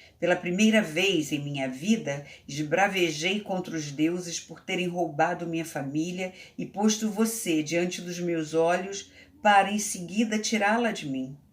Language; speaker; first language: Portuguese; native; Portuguese